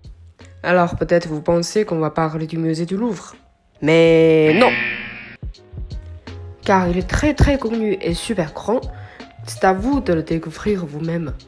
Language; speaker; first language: French; non-native, learner; Chinese